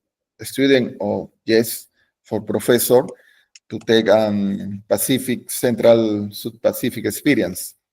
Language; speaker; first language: English; non-native, learner; Spanish